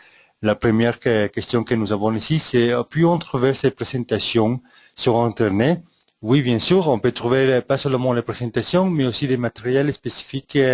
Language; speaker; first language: French; non-native, fluent; Spanish